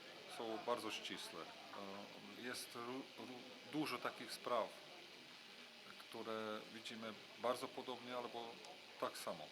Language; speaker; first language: Polish; non-native, fluent; Hungarian